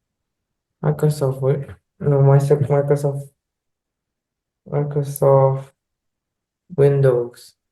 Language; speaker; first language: English; non-native, learner; Indonesian